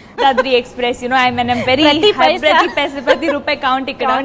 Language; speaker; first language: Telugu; non-native, learner; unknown